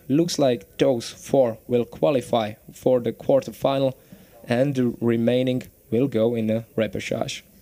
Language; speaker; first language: English; non-native, fluent; Czech